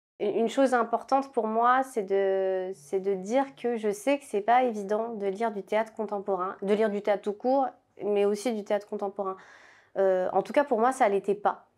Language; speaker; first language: French; native; French